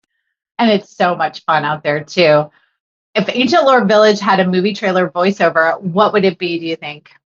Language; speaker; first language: English; native; English